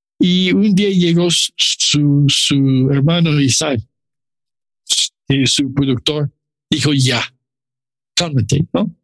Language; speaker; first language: Spanish; non-native, learner; English